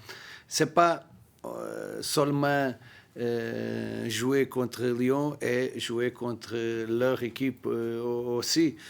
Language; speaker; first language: French; non-native, learner; Portuguese